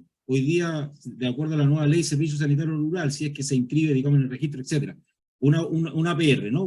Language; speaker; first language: Spanish; native; Spanish